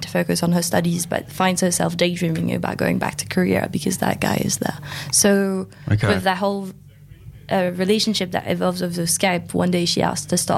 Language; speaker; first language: English; non-native, fluent; French